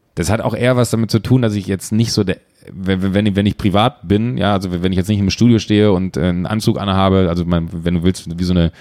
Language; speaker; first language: German; native; German